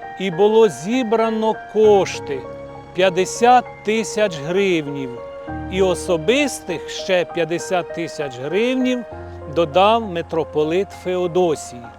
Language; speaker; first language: Ukrainian; native; Ukrainian